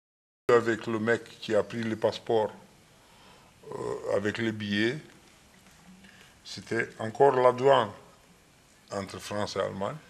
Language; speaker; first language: French; non-native, fluent; Romanian